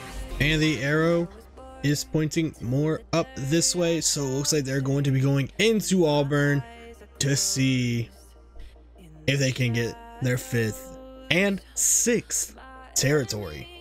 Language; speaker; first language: English; native; English